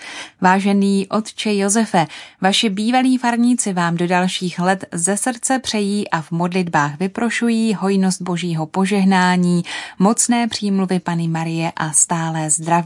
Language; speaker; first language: Czech; native; Czech